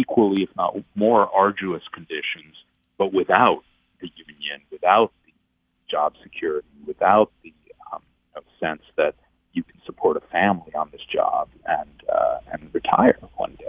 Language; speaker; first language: English; native; English